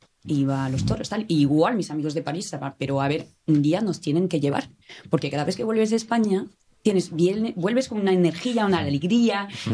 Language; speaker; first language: Spanish; non-native, fluent; French